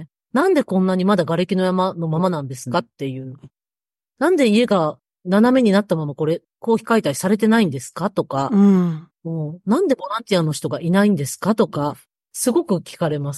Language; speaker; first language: Japanese; native; Japanese